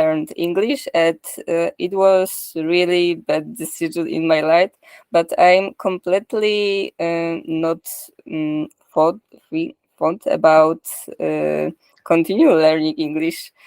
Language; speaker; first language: English; non-native, learner; Polish